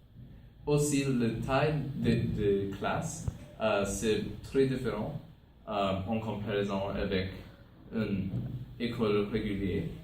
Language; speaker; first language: French; non-native, local second language; English